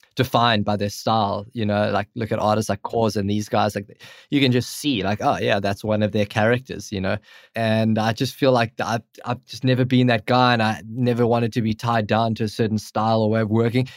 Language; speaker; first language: English; native; English